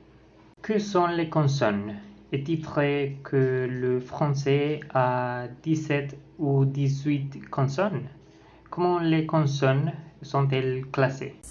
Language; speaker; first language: French; non-native, learner; Spanish